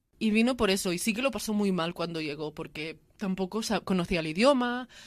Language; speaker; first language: Spanish; early bilingual, other home language; Arabic